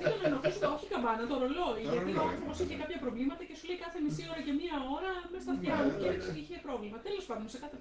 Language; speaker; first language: Greek; native; Greek